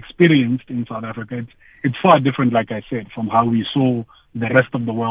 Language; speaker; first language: English; non-native, local second language; Tswana